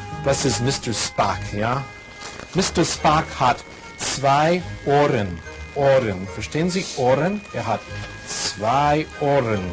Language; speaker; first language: German; non-native, fluent; English